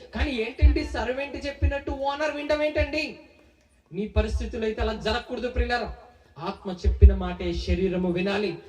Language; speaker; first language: Telugu; native; Telugu